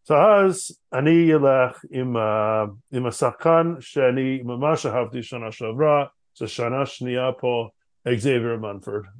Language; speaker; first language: Hebrew; non-native, fluent; English